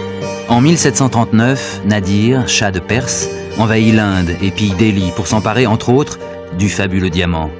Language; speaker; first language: French; native; French